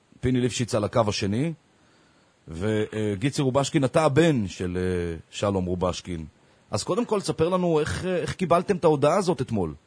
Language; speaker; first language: Hebrew; native; Hebrew